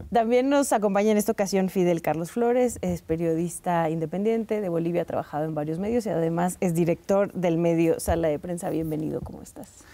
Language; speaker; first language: Spanish; native; Spanish